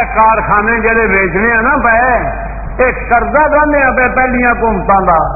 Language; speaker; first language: Urdu; non-native, local second language; Punjabi